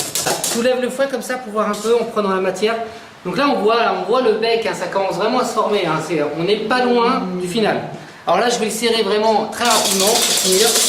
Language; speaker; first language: French; native; French